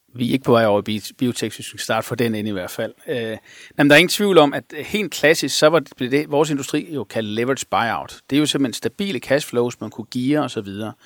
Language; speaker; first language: Danish; native; Danish